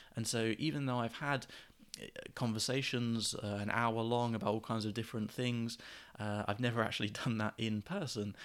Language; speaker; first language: English; native; English